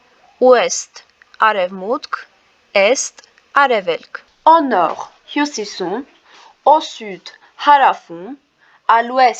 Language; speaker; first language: French; non-native, fluent; Armenian